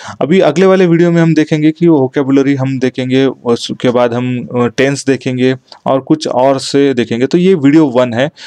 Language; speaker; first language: Hindi; non-native, local second language; Marathi